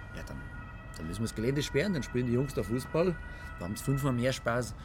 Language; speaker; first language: German; native; German